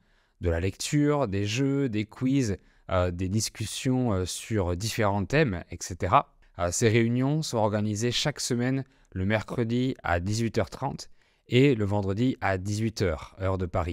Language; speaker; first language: French; native; French